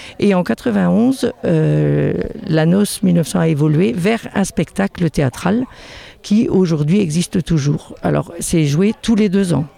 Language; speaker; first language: French; native; French